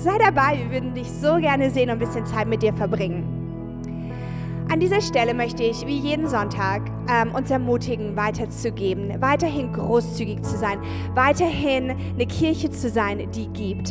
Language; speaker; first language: German; native; German